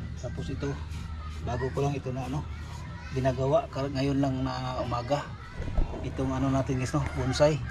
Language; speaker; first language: Filipino; non-native, local second language; Cebuano